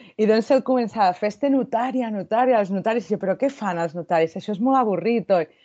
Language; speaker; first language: Catalan; non-native, local second language; Spanish